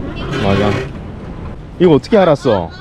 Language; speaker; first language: Korean; native; Korean